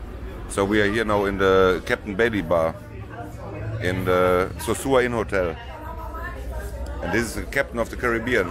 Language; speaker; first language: English; non-native, fluent; German